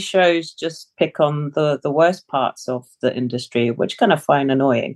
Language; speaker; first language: English; early bilingual, other home language; Samoan